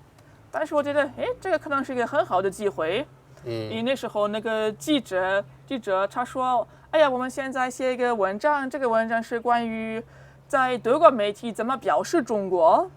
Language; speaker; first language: Chinese; non-native, fluent; German